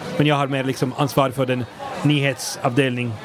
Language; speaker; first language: Swedish; non-native, fluent; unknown